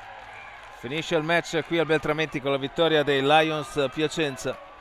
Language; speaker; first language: Italian; native; Italian